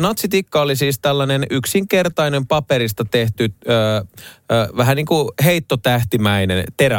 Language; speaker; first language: Finnish; native; Finnish